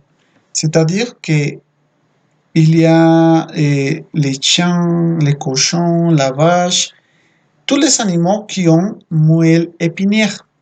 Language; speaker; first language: French; non-native, fluent; Spanish